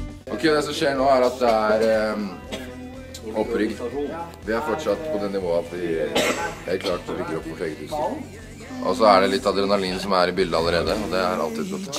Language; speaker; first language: Norwegian; native; Norwegian